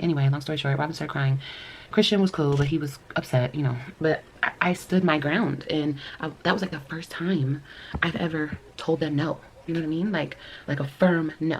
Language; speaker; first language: English; native; English